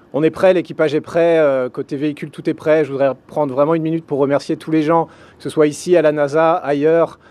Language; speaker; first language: French; native; French